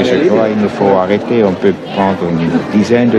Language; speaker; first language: French; non-native, fluent; Swiss German